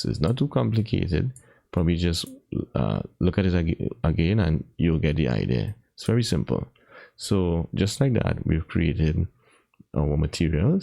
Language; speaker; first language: English; native; English